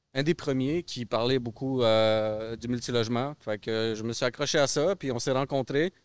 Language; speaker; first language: French; early bilingual, other home language; Russian